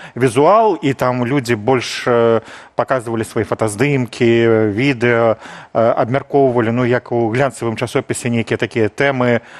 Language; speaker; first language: Belarusian; non-native, local second language; Russian